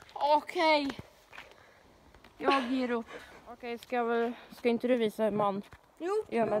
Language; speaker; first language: Swedish; native; Swedish